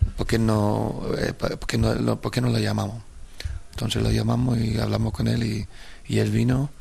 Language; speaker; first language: Spanish; early bilingual, heritage; Spanish